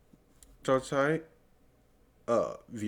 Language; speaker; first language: Vietnamese; non-native, learner; English